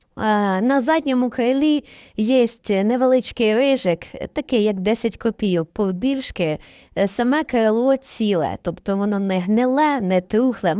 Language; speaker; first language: Ukrainian; native; Ukrainian